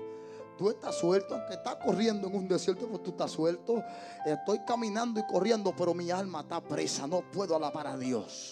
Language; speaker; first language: Spanish; native; Spanish